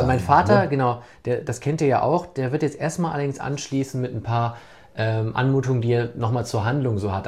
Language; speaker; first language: German; native; German